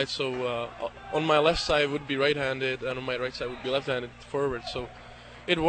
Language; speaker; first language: English; non-native, fluent; Czech